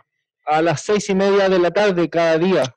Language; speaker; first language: Spanish; native; Spanish